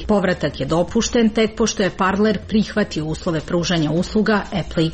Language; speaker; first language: Serbian; native; Serbian